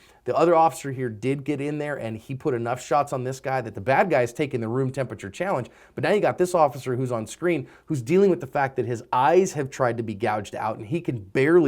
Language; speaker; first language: English; native; English